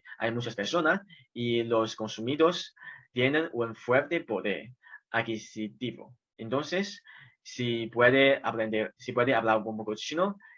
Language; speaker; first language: Spanish; non-native, fluent; Chinese